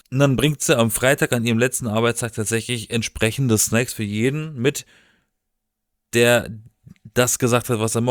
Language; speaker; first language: German; native; German